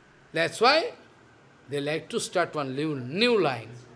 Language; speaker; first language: English; non-native, local second language; Bangla